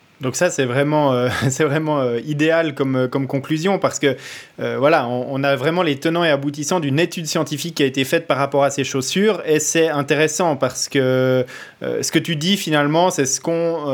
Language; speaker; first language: French; native; French